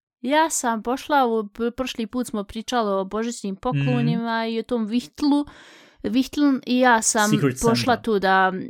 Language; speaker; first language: Bosnian; early bilingual, heritage; Bosnian